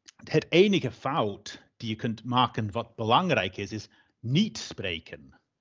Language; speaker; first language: Dutch; non-native, fluent; English